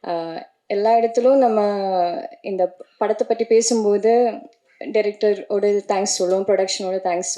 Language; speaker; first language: Tamil; non-native, learner; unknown